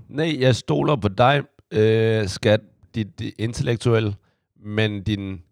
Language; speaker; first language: Danish; early bilingual, other home language; Chinese